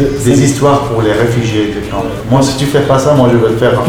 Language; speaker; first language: French; non-native, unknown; Arabic